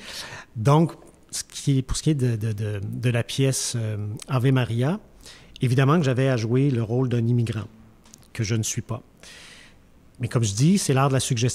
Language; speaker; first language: French; native; French